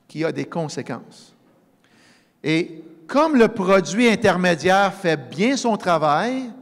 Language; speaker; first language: French; native; French